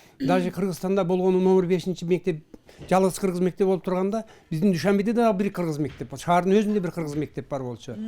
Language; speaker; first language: Kyrgyz; early bilingual, heritage; Kyrgyz